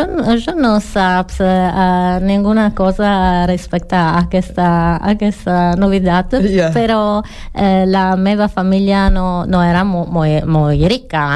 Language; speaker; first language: Catalan; non-native, learner; Italian